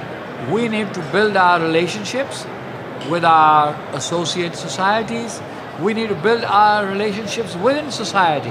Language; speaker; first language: English; non-native, local second language; Punjabi